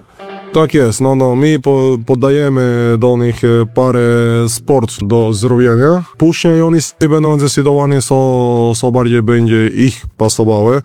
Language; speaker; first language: Polish; non-native, learner; Spanish